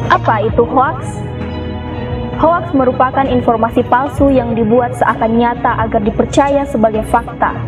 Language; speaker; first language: Indonesian; native; Indonesian